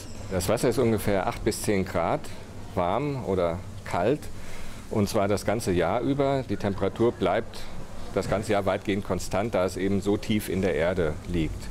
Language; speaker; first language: German; native; German